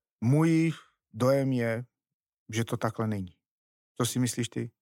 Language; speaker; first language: Czech; non-native, fluent; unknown